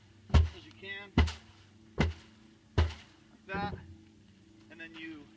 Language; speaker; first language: English; native; English